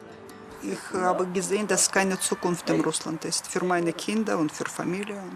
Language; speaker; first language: German; non-native, learner; Russian